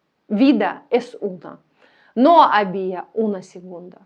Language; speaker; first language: Spanish; non-native, learner; Ukrainian